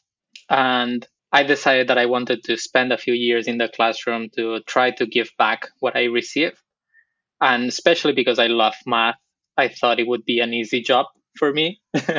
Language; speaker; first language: English; non-native, fluent; Spanish